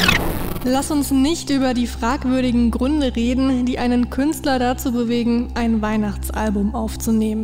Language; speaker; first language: German; native; German